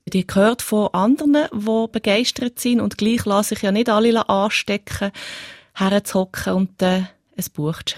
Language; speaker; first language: German; native; German